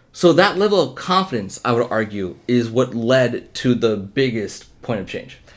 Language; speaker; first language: English; early bilingual, other home language; Hindi